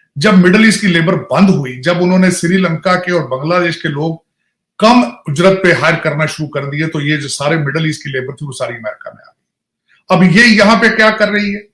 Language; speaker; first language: Urdu; native; Urdu